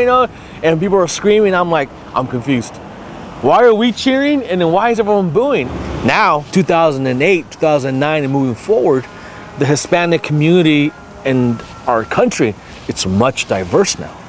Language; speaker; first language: English; early bilingual, other home language; Spanish